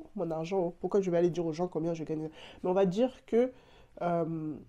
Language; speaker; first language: French; native; French